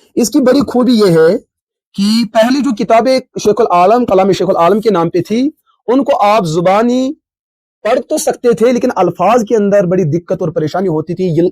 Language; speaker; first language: Urdu; non-native, local second language; Kashmiri